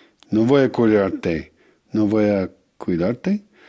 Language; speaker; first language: Spanish; non-native, learner; English